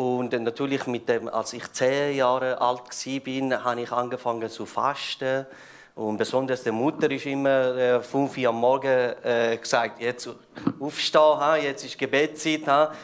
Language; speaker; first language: German; non-native, fluent; Persian